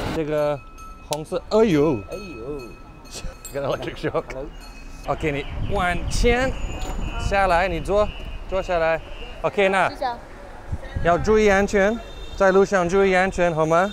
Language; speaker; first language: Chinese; non-native, learner; English